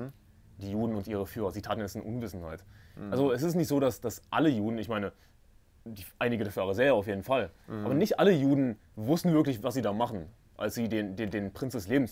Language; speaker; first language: German; native; German